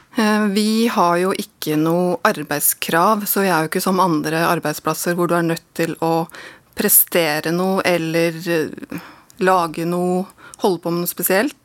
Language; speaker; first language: Norwegian; native; Norwegian